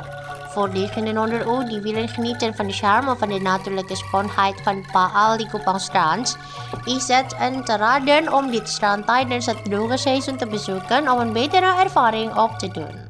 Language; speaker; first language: Dutch; non-native, learner; Indonesian